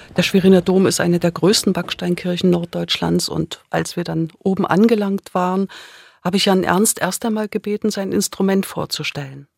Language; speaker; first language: German; native; German